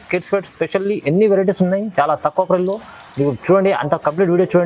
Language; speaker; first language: Telugu; native; Telugu